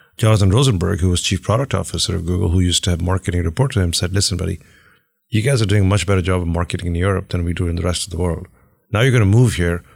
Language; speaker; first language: English; non-native, local second language; Hindi